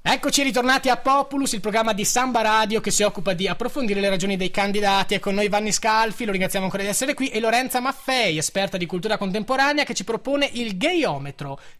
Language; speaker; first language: Italian; native; Italian